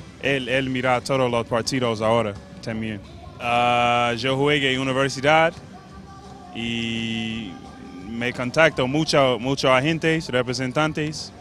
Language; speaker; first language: Spanish; non-native, learner; English